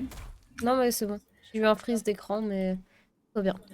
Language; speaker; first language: French; native; French